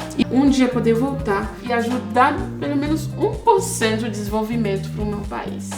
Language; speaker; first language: Portuguese; non-native, fluent; Swahili